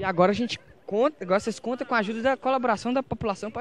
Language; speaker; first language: Portuguese; native; Portuguese